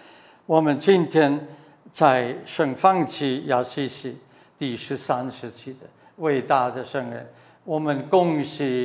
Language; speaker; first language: Chinese; non-native, fluent; German